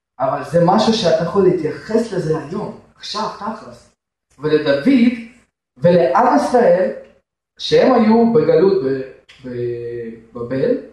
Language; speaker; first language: Hebrew; non-native, fluent; Russian